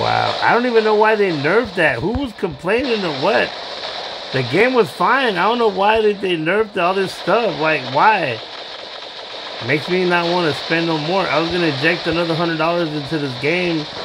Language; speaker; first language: English; early bilingual, other home language; Spanish